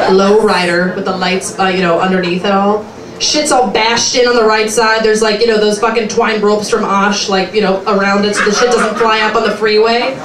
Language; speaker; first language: English; native; English